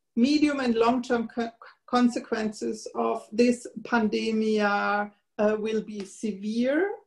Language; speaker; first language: English; non-native, fluent; German